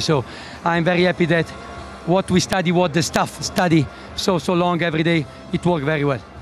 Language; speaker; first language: English; non-native, fluent; Italian